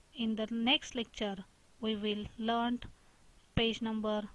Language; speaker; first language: English; non-native, local second language; Marathi